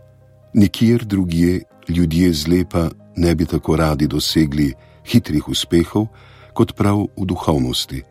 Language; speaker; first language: Slovenian; native; Slovenian